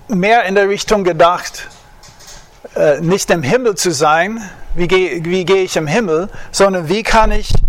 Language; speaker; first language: German; non-native, fluent; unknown